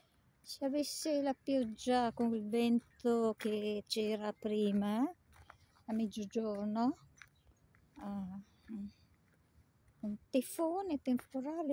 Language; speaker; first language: Italian; non-native, fluent; Filipino